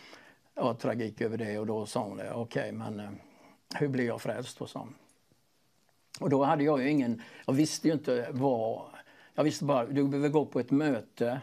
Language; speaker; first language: Swedish; native; Swedish